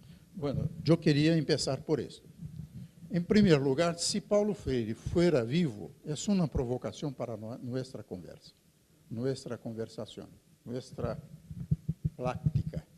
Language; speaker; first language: Spanish; non-native, fluent; Portuguese